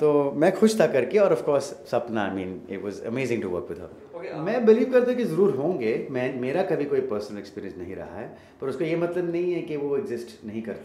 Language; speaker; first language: Hindi; native; Hindi